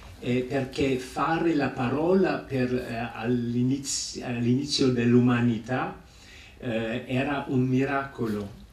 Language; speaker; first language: Italian; non-native, fluent; English